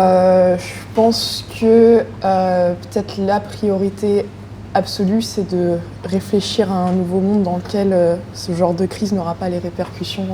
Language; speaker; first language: French; native; French